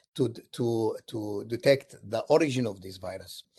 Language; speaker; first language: English; non-native, fluent; Arabic